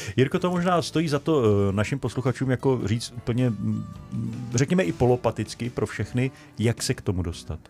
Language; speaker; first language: Czech; native; Czech